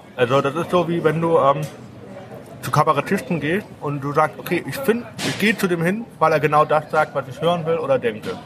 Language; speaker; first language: German; native; German